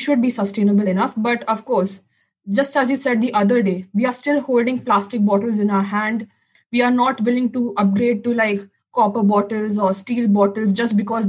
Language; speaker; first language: English; non-native, local second language; Hindi